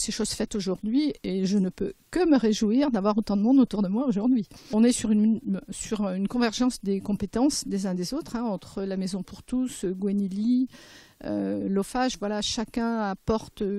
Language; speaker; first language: French; native; French